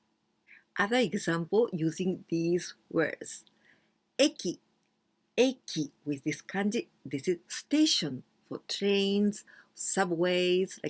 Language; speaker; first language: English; non-native, fluent; Japanese